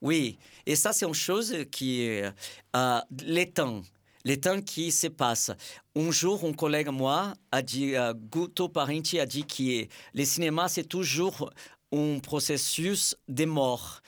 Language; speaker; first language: French; non-native, fluent; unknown